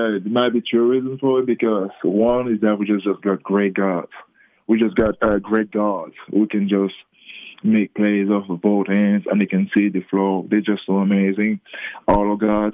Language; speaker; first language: English; non-native, local second language; French